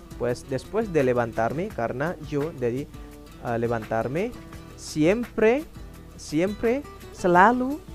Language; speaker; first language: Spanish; non-native, fluent; Indonesian